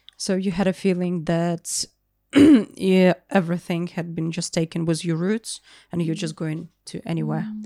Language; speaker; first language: English; non-native, fluent; Ukrainian